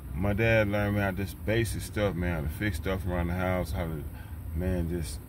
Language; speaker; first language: English; native; English